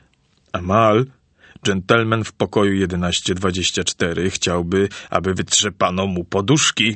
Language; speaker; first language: Polish; native; Polish